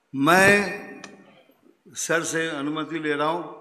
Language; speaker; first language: Hindi; non-native, local second language; Bangla